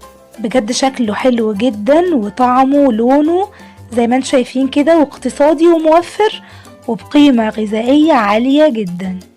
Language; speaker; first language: Arabic; native; Arabic